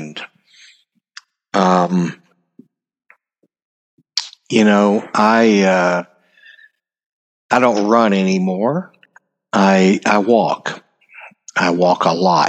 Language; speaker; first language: English; native; English